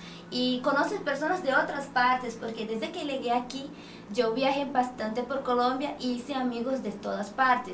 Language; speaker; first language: Spanish; non-native, fluent; Portuguese